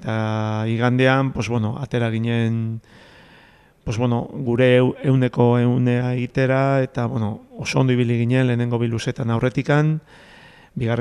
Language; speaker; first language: Basque; native; Basque